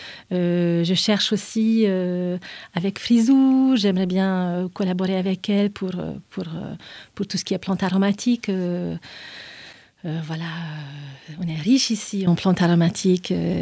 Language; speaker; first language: French; non-native, fluent; Hungarian